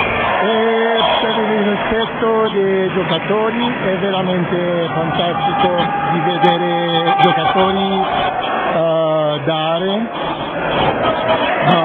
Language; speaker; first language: Italian; non-native, fluent; French